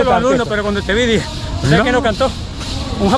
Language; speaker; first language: Spanish; native; Spanish